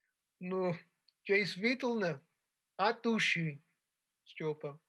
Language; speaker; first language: Russian; non-native, fluent; English